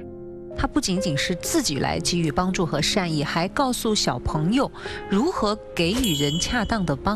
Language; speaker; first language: Chinese; native; Chinese